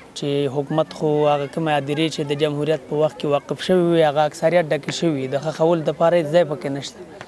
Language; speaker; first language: Pashto; non-native, local second language; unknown